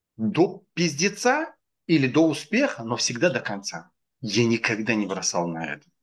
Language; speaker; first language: Russian; non-native, local second language; Tajik